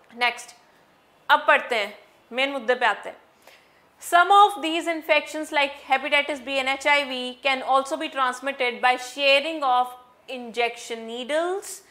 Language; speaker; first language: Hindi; non-native, local second language; Punjabi